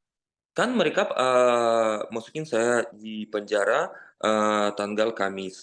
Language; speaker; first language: Indonesian; non-native, fluent; Russian